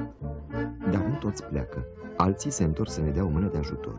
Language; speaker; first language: Romanian; native; Romanian